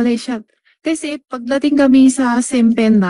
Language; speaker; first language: Filipino; non-native, learner; Chinese